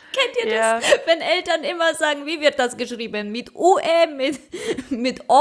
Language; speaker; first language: German; early bilingual, other home language; Russian